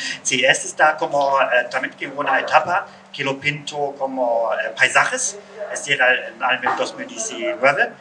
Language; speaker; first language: Spanish; non-native, learner; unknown